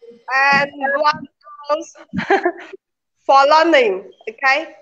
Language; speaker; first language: English; non-native, learner; Khmer